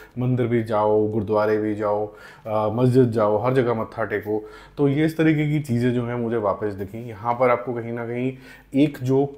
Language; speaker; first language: Hindi; non-native, local second language; Punjabi